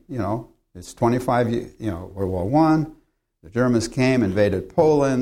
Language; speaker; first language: English; early bilingual, other home language; Polish